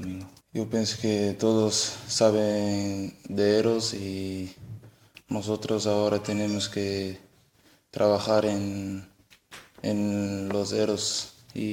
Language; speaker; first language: Spanish; non-native, learner; Portuguese